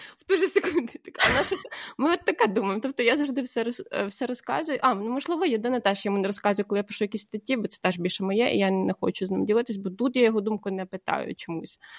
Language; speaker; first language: Ukrainian; native; Ukrainian